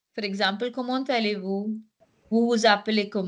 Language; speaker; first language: French; non-native, fluent; Hindi